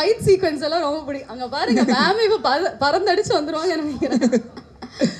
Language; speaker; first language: Tamil; native; Tamil